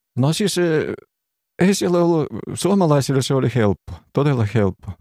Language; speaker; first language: Finnish; non-native, fluent; Russian